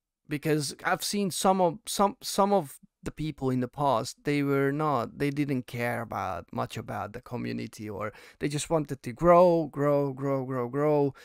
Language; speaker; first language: English; non-native, fluent; Hungarian